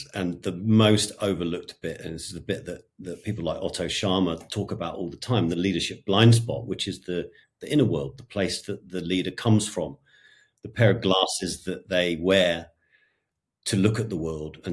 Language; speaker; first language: English; native; English